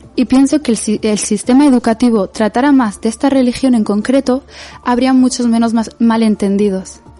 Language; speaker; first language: Spanish; native; Spanish